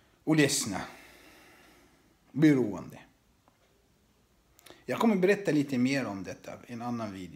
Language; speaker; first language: Swedish; non-native, fluent; Arabic